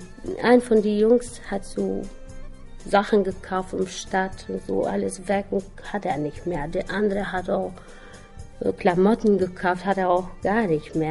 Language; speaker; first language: German; non-native, learner; Albanian